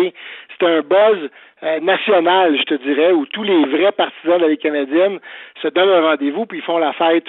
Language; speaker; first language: French; native; French